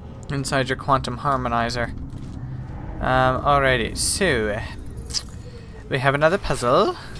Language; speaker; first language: English; native; English